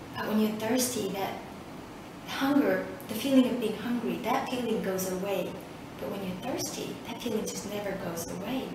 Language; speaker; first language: English; early bilingual, other home language; Vietnamese